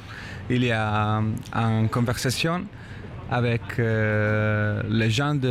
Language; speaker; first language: French; non-native, learner; Italian